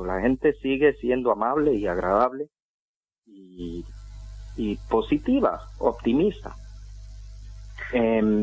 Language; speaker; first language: Spanish; non-native, fluent; English